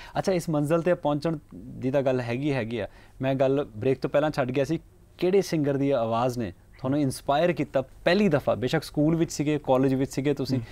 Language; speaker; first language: Punjabi; native; Punjabi